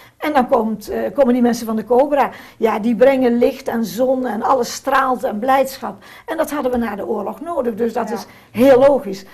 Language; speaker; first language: Dutch; native; Dutch